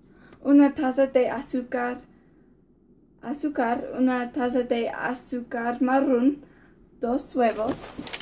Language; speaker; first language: Spanish; non-native, learner; English